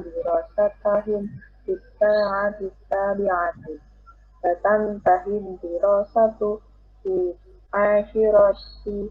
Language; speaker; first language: Arabic; non-native, learner; Indonesian